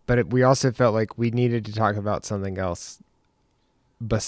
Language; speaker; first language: English; native; English